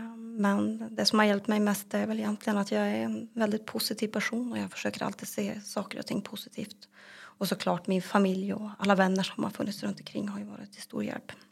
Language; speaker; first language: Swedish; native; Swedish